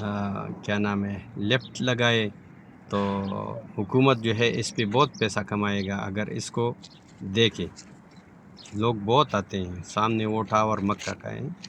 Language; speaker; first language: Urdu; non-native, local second language; Pashto